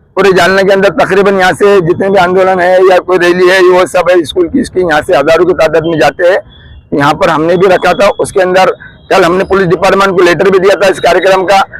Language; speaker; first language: Hindi; non-native, local second language; Urdu